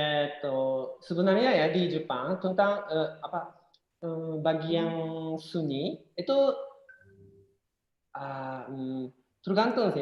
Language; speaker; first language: Indonesian; non-native, fluent; Japanese